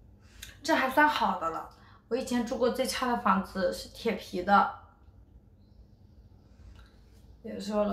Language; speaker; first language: Chinese; native; Chinese